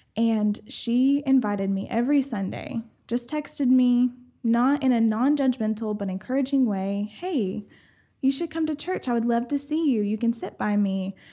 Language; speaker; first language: English; native; English